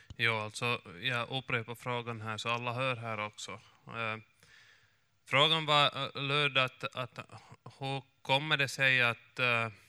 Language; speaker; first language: Swedish; native; Swedish